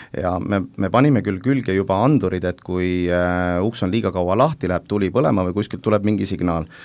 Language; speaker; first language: Estonian; native; Estonian